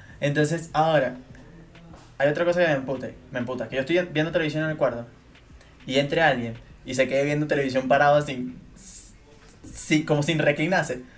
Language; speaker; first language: Spanish; native; Spanish